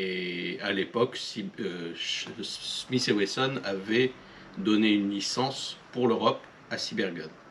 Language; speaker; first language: French; native; French